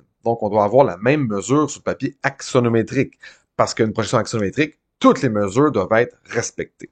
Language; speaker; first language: French; native; French